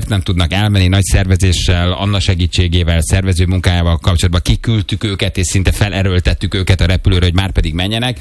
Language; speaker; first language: Hungarian; native; Hungarian